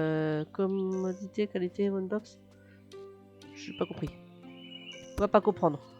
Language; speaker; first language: French; native; French